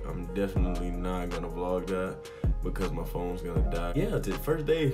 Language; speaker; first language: English; native; English